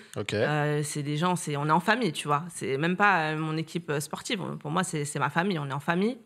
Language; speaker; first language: French; native; French